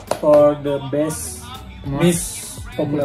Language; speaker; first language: English; non-native, learner; Indonesian